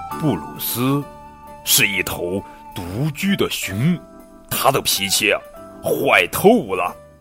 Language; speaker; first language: Chinese; native; Chinese